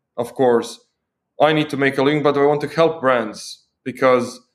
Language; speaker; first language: English; non-native, fluent; Croatian